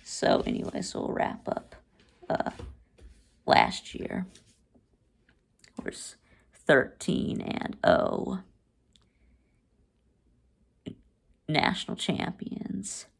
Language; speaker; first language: English; native; English